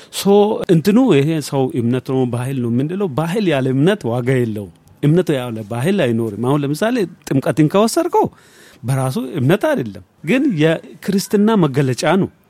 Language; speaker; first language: Amharic; non-native, local second language; Oromo